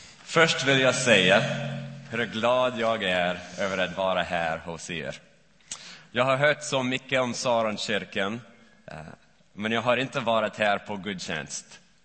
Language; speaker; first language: Swedish; non-native, learner; English